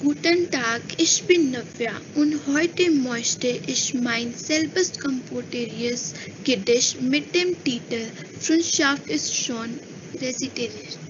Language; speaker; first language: German; non-native, learner; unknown